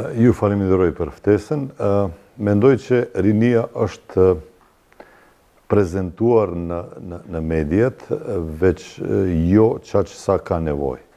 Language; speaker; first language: Albanian; non-native, local second language; Bosnian